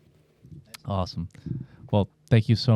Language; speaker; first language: English; native; English